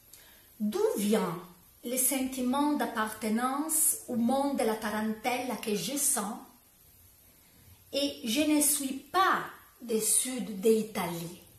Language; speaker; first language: French; non-native, learner; Italian